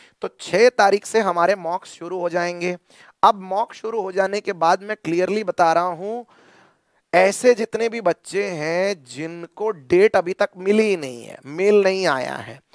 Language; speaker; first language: Hindi; non-native, local second language; Marathi